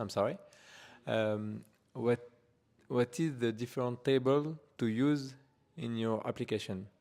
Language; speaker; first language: English; non-native, learner; French